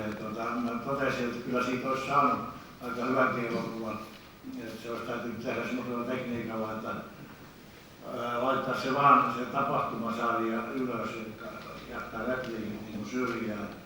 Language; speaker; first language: Finnish; native; Finnish